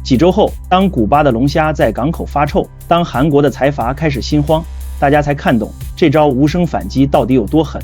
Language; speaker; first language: Chinese; native; Chinese